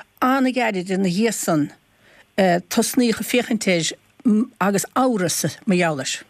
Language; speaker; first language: Irish; native; Irish